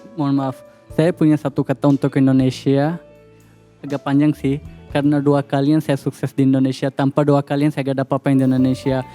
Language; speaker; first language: Indonesian; non-native, fluent; Urdu